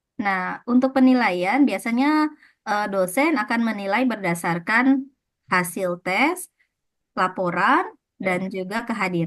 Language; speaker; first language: Indonesian; non-native, fluent; Japanese